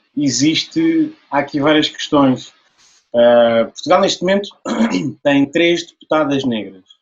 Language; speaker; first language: Portuguese; native; Portuguese